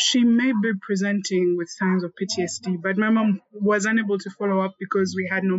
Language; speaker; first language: English; non-native, local second language; Kinyarwanda